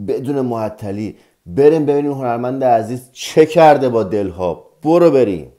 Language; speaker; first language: Persian; native; Persian